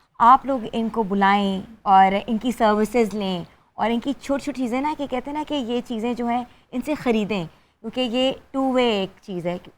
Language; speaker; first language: Urdu; native; Urdu